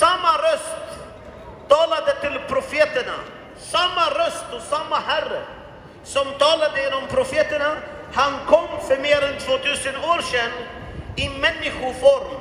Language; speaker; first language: Swedish; non-native, fluent; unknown